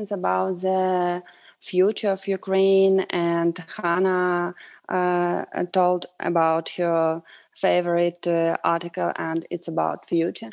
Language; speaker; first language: English; non-native, fluent; Ukrainian